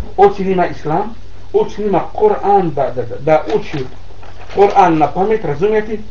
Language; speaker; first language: Bosnian; non-native, learner; Arabic